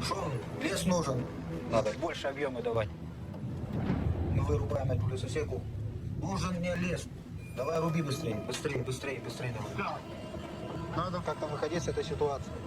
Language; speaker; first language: Russian; native; Russian